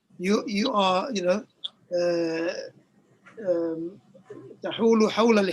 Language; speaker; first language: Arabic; non-native, fluent; English